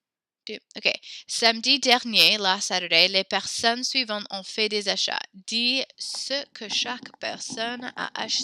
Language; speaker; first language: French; non-native, fluent; English